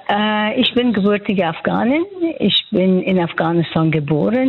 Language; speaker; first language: German; non-native, fluent; Persian